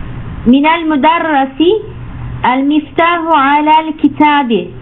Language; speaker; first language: Arabic; non-native, learner; Turkish